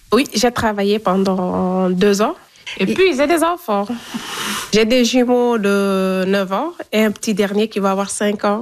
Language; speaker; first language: French; non-native, fluent; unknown